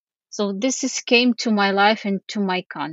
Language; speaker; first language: English; non-native, fluent; Ukrainian